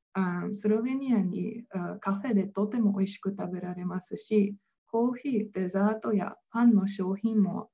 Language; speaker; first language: Japanese; non-native, fluent; Slovenian